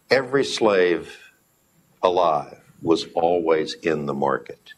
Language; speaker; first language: English; native; English